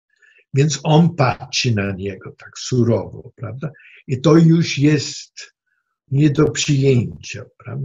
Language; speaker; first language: Polish; non-native, fluent; German